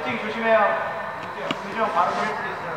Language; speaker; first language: Korean; native; Korean